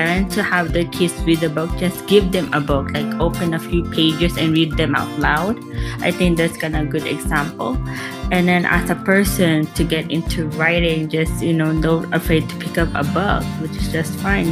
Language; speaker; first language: English; non-native, local second language; Filipino